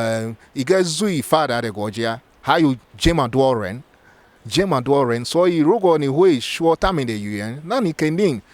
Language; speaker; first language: Chinese; non-native, fluent; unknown